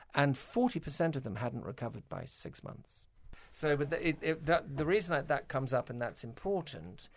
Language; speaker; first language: English; native; English